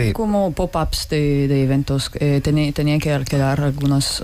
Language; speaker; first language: Spanish; non-native, fluent; Russian